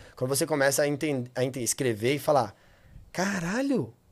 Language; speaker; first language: Portuguese; native; Portuguese